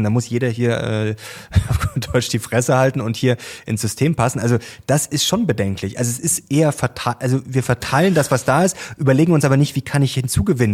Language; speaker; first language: German; native; German